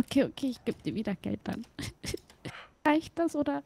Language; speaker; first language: German; native; German